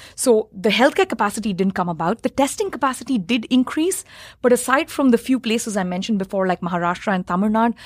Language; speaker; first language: English; non-native, local second language; Hindi